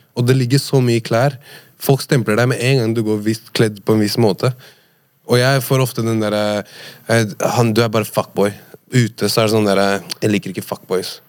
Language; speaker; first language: Norwegian; native; Norwegian